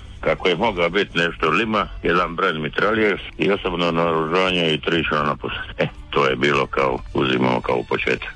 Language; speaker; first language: Croatian; native; Croatian